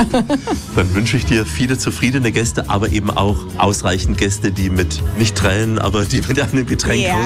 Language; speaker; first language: German; native; German